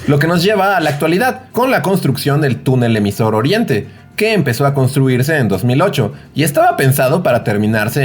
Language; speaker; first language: Spanish; native; Spanish